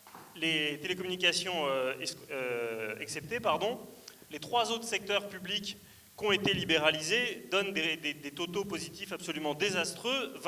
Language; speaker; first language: French; native; French